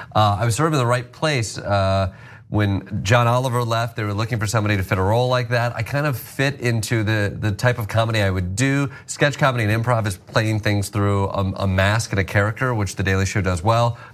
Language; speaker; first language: English; native; English